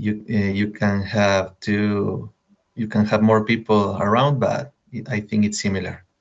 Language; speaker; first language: English; non-native, learner; Spanish